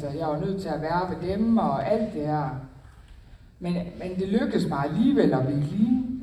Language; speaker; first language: Danish; native; Danish